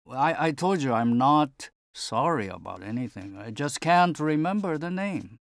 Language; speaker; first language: English; non-native, fluent; Japanese